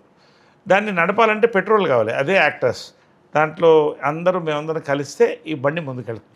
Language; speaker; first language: Telugu; native; Telugu